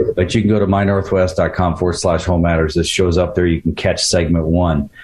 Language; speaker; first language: English; early bilingual, other home language; Ukrainian